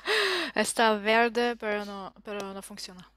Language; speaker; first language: Spanish; non-native, learner; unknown